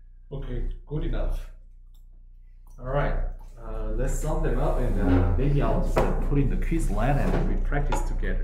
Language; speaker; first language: English; non-native, fluent; Korean